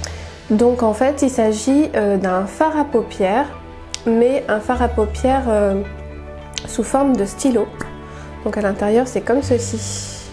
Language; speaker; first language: French; native; French